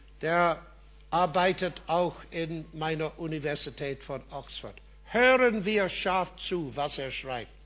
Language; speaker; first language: German; non-native, fluent; English